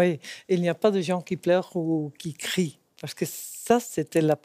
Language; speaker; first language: French; non-native, fluent; Dutch